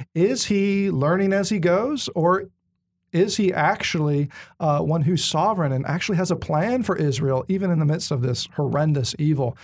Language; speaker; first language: English; native; English